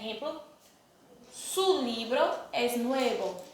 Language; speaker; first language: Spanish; non-native, fluent; Portuguese